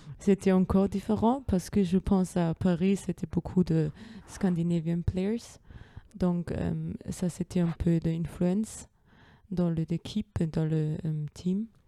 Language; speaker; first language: French; non-native, learner; German